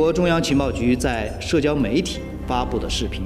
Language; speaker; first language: Chinese; native; Chinese